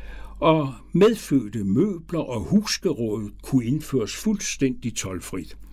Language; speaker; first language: Danish; native; Danish